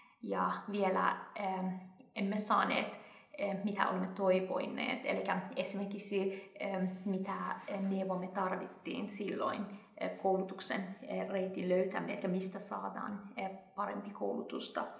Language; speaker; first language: Finnish; non-native, fluent; Persian